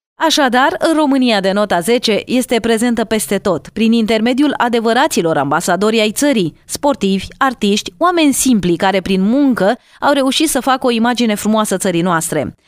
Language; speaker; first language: Romanian; native; Romanian